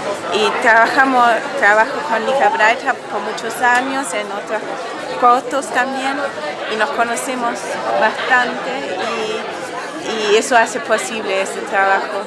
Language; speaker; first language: Spanish; non-native, fluent; German